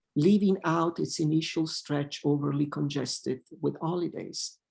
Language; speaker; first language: English; non-native, fluent; Italian